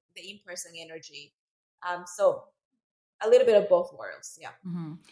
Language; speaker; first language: English; non-native, fluent; Spanish